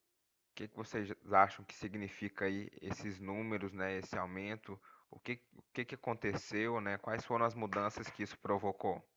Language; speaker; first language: Portuguese; native; Portuguese